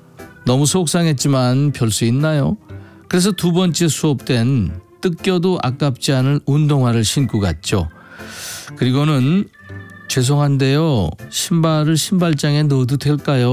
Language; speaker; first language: Korean; native; Korean